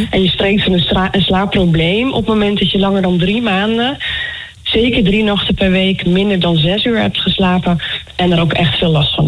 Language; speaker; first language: Dutch; native; Dutch